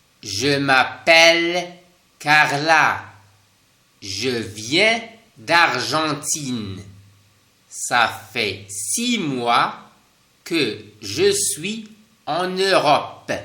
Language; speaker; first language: French; non-native, fluent; Spanish